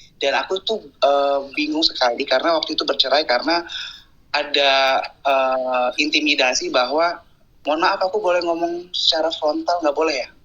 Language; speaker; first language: Indonesian; native; Indonesian